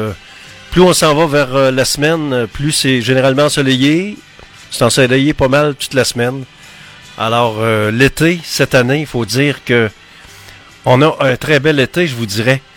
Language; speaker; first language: French; native; French